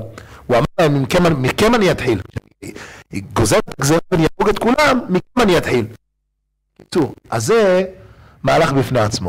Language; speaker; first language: Hebrew; native; Hebrew